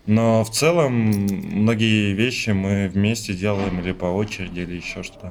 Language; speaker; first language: Russian; native; Russian